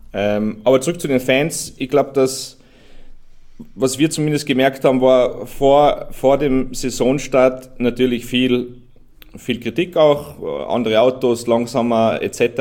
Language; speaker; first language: German; native; German